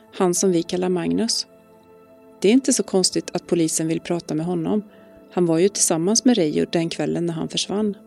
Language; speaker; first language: Swedish; native; Swedish